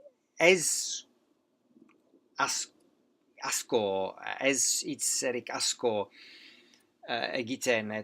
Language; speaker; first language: Basque; non-native, learner; English